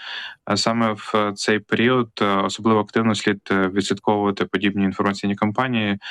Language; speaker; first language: Ukrainian; native; Ukrainian